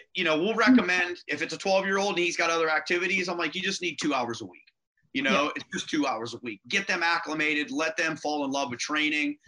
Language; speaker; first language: English; native; English